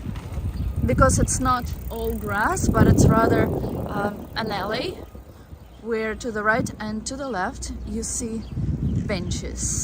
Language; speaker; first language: English; non-native, fluent; Russian